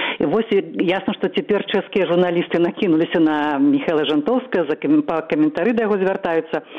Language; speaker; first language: Belarusian; native; Belarusian